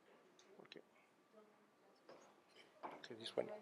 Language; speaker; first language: English; non-native, learner; French